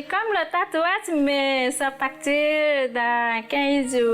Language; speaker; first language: French; non-native, learner; Nepali